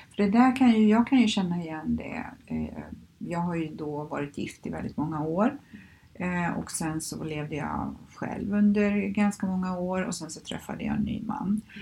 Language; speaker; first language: Swedish; native; Swedish